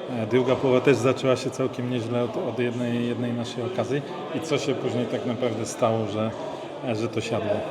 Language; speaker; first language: Polish; native; Polish